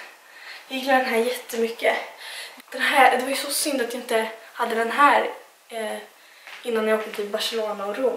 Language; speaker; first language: Swedish; native; Swedish